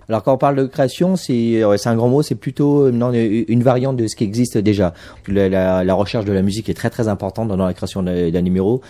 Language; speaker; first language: French; native; French